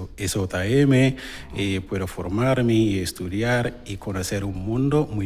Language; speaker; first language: Spanish; non-native, learner; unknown